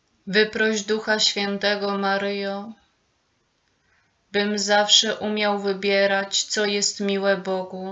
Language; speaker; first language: Polish; native; Polish